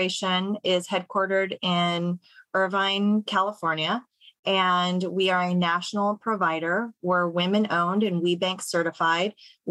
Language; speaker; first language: English; native; English